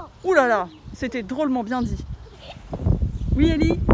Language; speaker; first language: French; native; French